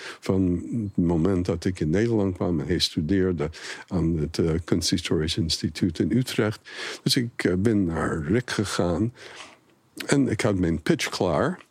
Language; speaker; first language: Dutch; non-native, fluent; English